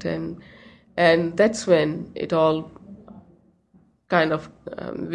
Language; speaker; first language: English; non-native, local second language; Hindi